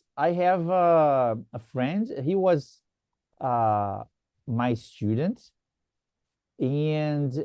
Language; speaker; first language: English; non-native, fluent; Portuguese